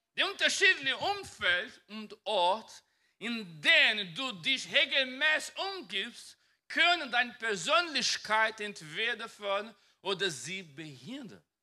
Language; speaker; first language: German; non-native, fluent; Portuguese